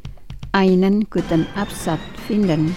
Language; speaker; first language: German; non-native, fluent; Indonesian